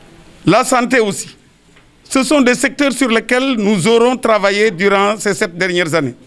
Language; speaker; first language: French; non-native, local second language; Wolof